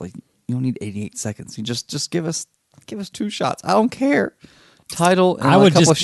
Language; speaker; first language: English; native; English